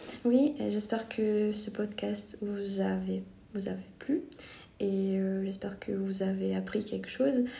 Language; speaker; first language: French; non-native, fluent; Hungarian